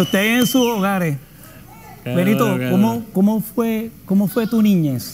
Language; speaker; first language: Spanish; native; Spanish